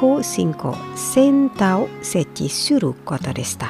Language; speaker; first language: Japanese; non-native, fluent; Indonesian